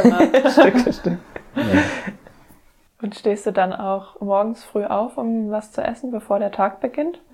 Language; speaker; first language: German; native; German